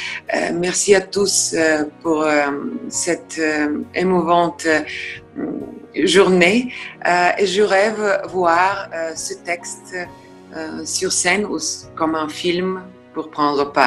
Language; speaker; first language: French; non-native, fluent; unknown